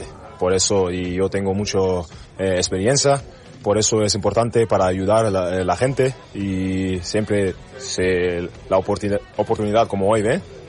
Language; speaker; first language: Spanish; non-native, learner; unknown